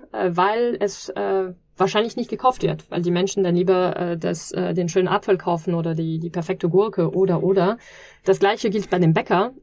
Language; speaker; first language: German; non-native, fluent; French